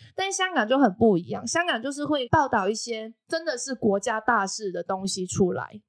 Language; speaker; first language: Chinese; non-native, local second language; Cantonese